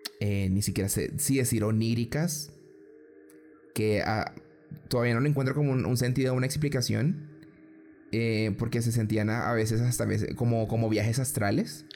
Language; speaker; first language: Spanish; native; Spanish